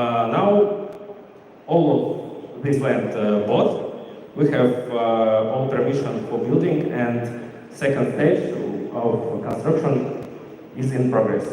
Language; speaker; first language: English; non-native, learner; Russian